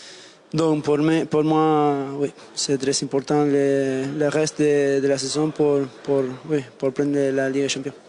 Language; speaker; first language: French; non-native, learner; Spanish